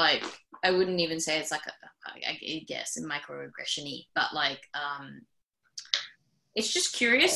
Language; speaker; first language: English; native; English